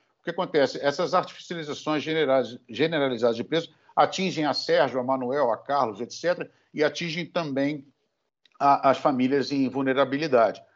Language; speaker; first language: Portuguese; native; Portuguese